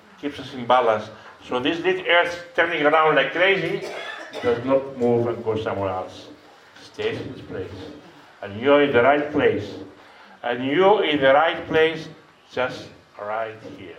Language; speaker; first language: English; non-native, fluent; Greek